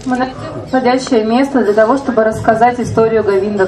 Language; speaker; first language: Russian; native; Russian